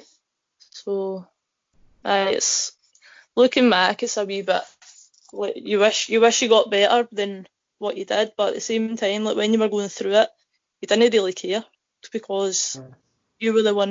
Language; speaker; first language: English; native; English